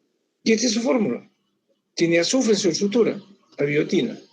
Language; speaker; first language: Spanish; native; Spanish